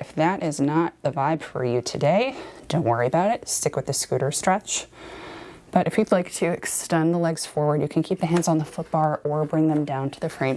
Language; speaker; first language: English; native; English